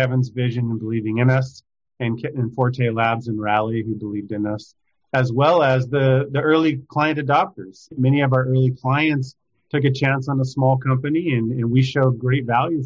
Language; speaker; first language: English; native; English